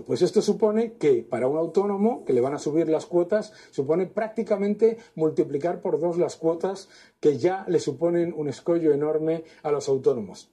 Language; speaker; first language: Spanish; native; Spanish